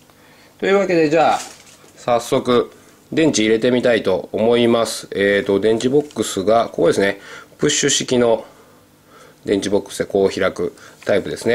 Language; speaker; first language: Japanese; native; Japanese